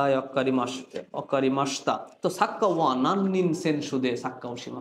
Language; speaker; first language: Japanese; non-native, fluent; Bangla